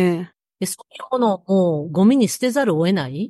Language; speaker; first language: Japanese; native; Japanese